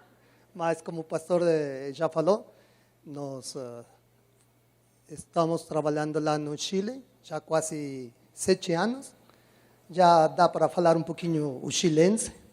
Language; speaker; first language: Portuguese; non-native, learner; Spanish